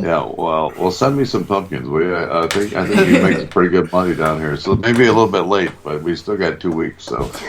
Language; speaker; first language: English; native; English